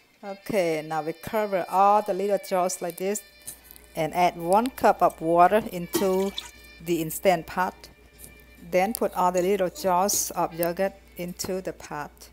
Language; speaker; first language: English; non-native, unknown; Vietnamese